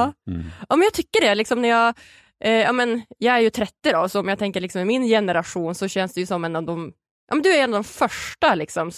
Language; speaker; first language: Swedish; native; Swedish